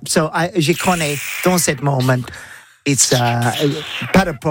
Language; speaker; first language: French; non-native, learner; English